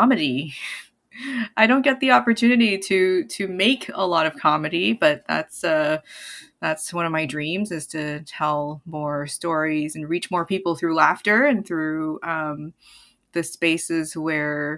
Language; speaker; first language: English; non-native, local second language; Cantonese